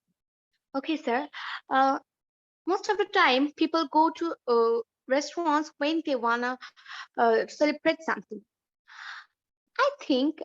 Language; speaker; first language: English; non-native, learner; Bangla